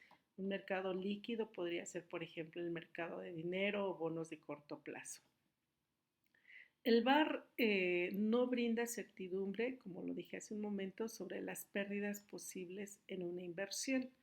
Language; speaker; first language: Spanish; native; Spanish